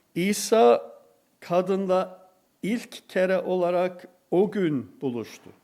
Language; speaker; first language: Turkish; non-native, fluent; English